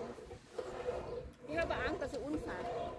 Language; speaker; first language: German; non-native, learner; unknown